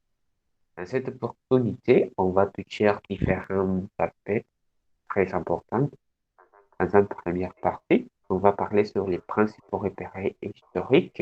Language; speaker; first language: French; non-native, learner; Spanish